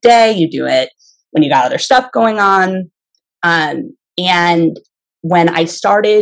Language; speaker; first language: English; native; English